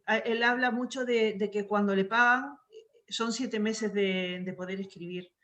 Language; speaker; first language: Spanish; native; Spanish